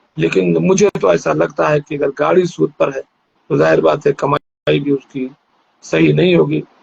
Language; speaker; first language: Urdu; native; Urdu